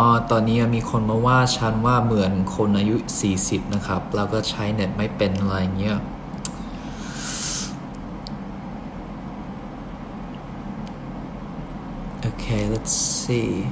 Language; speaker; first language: Thai; early bilingual, other home language; English